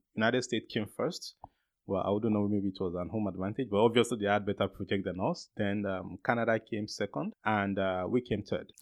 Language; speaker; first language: English; non-native, local second language; Yoruba